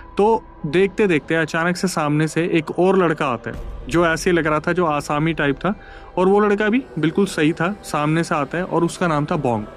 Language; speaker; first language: Hindi; native; Hindi